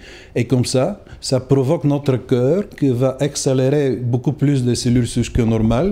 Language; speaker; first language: French; non-native, fluent; Bulgarian